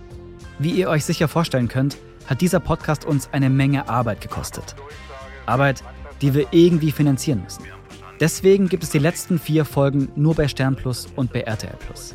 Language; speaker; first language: German; native; German